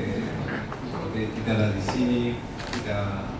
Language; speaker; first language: Indonesian; non-native, learner; Spanish